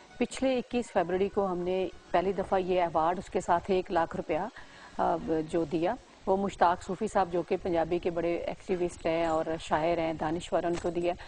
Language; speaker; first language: Urdu; non-native, local second language; Punjabi